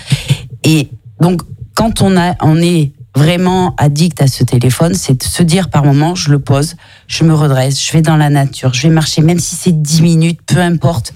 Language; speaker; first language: French; native; French